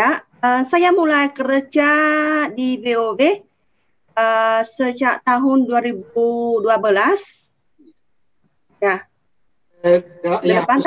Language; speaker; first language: Indonesian; non-native, fluent; Vietnamese